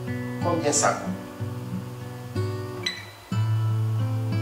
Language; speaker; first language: French; non-native, fluent; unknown